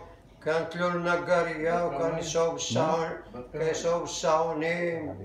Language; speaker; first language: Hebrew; non-native, fluent; Arabic